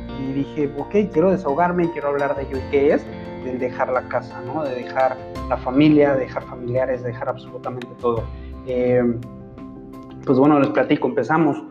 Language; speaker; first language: Spanish; native; Spanish